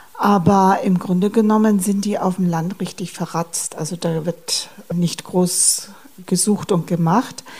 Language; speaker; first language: German; native; German